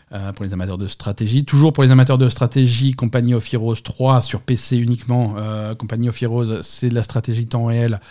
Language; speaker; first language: French; native; French